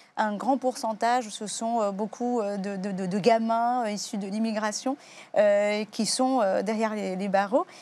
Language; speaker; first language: French; native; French